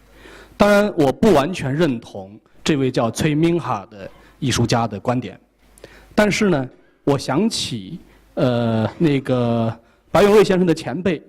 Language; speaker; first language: Chinese; native; Chinese